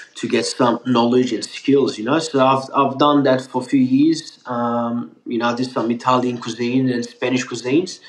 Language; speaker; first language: English; non-native, fluent; Turkish